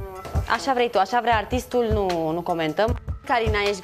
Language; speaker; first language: Romanian; native; Romanian